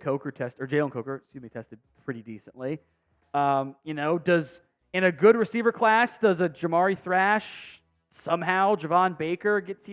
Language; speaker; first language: English; native; English